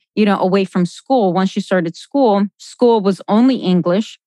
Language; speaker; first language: English; early bilingual, other home language; Spanish